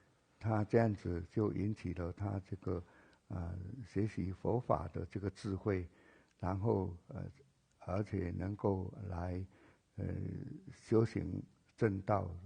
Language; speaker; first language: Chinese; native; Chinese